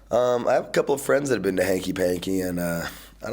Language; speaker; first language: English; native; English